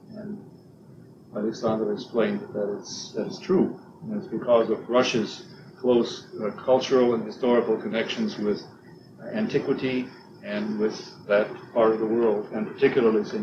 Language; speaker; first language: English; native; English